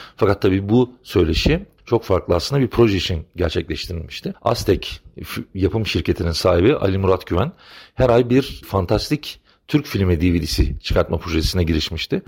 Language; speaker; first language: Turkish; native; Turkish